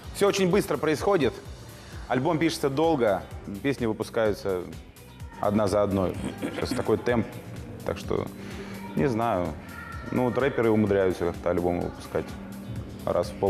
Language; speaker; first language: Russian; native; Russian